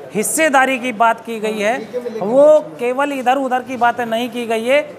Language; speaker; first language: Hindi; native; Hindi